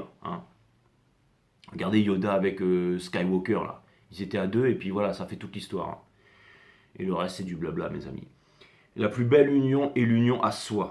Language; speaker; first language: French; native; French